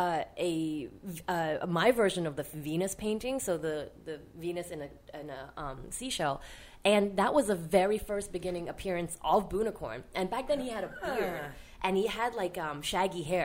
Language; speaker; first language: English; non-native, local second language; Cantonese